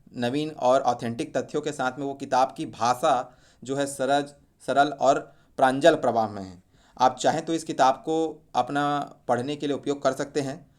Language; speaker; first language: Hindi; native; Hindi